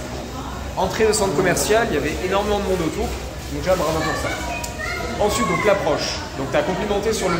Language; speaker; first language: French; native; French